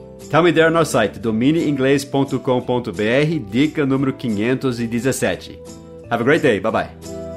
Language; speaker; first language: Portuguese; non-native, fluent; English